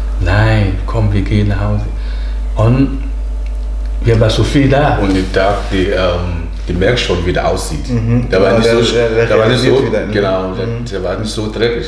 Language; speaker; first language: German; non-native, learner; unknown